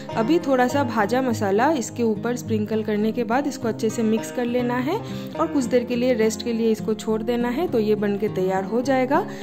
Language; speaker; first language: Hindi; non-native, local second language; Bangla